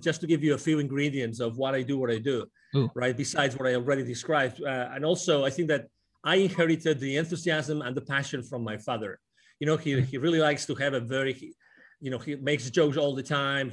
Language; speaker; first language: English; non-native, fluent; Spanish